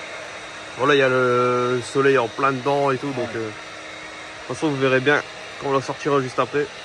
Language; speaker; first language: French; native; French